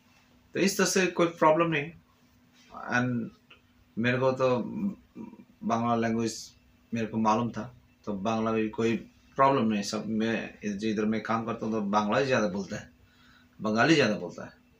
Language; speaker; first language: Hindi; non-native, fluent; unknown